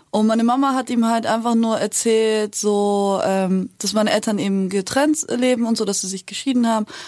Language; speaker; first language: German; early bilingual, other home language; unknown